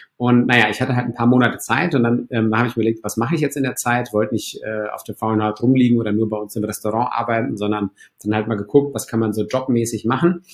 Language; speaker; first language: German; early bilingual, other home language; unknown